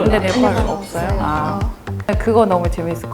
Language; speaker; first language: Korean; non-native, fluent; Mongolian